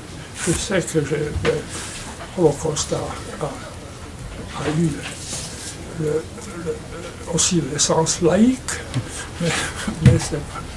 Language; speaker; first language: French; non-native, fluent; Polish